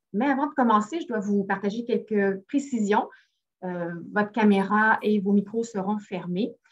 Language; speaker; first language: French; native; French